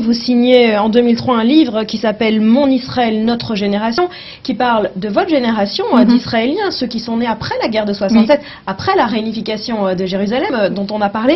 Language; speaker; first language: French; native; French